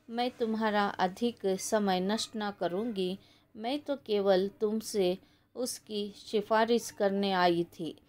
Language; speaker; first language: Hindi; non-native, local second language; Kannada